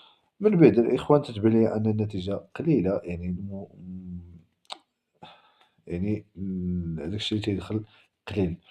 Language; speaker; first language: Arabic; native; Arabic